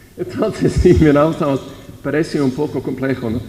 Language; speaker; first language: Spanish; non-native, fluent; English